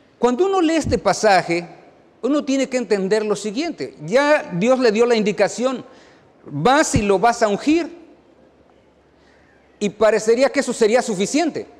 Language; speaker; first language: Spanish; native; Spanish